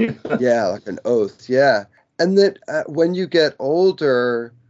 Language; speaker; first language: English; native; English